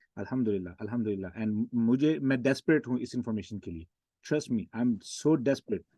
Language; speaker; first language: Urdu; non-native, local second language; Punjabi